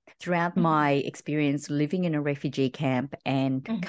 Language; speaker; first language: English; early bilingual, other home language; Vietnamese